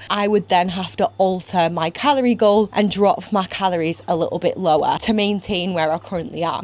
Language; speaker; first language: English; native; English